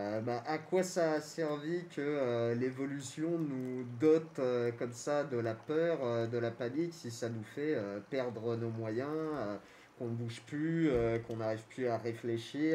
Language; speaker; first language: French; native; French